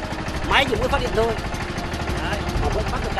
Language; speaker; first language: Vietnamese; native; Vietnamese